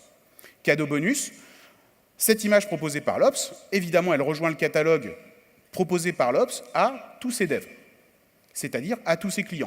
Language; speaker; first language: French; native; French